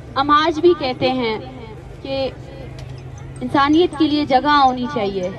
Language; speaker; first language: Urdu; non-native, local second language; Baluchi